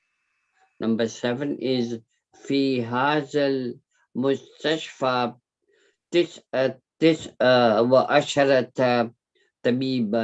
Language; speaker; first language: Arabic; non-native, learner; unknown